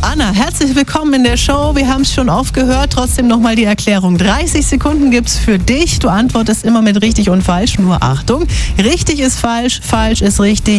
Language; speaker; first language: German; native; German